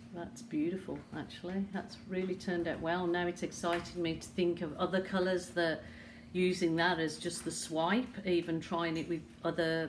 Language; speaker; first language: English; native; English